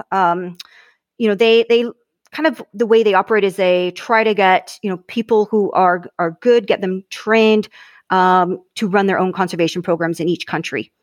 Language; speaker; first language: English; native; English